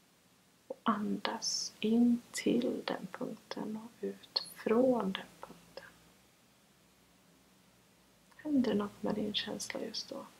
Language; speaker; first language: Swedish; native; Swedish